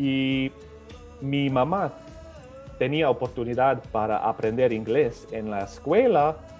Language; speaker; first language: Spanish; early bilingual, other home language; Serbian